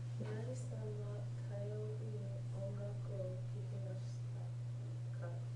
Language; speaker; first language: Japanese; non-native, learner; English